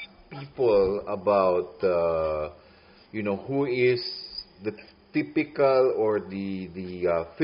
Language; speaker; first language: English; non-native, local second language; Filipino